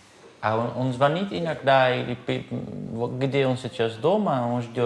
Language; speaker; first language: Russian; non-native, fluent; Dutch